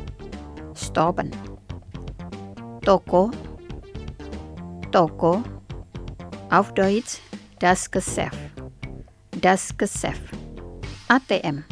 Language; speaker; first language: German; non-native, fluent; Indonesian